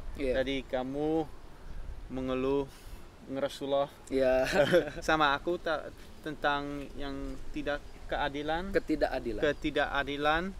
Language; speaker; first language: Indonesian; non-native, fluent; Dutch